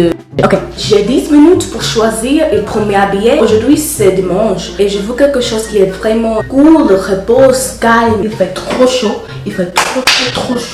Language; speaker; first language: French; non-native, learner; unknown